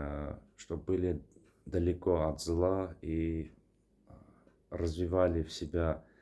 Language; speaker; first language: Russian; non-native, fluent; Armenian